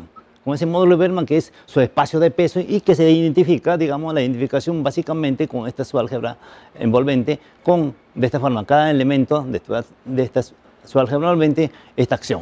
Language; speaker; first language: Spanish; native; Spanish